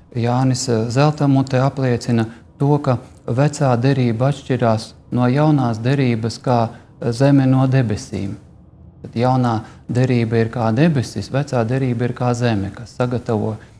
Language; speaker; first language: Latvian; native; Latvian